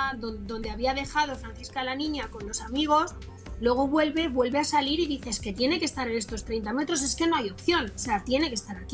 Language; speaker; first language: Spanish; native; Spanish